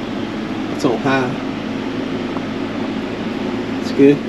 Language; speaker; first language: English; native; English